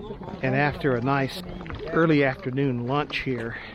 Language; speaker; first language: English; native; English